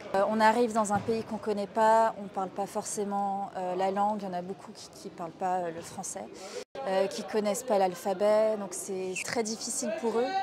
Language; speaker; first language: French; native; French